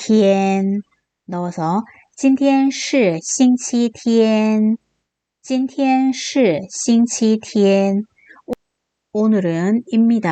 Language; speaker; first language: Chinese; non-native, fluent; Korean